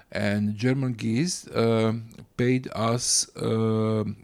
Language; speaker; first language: English; non-native, fluent; Croatian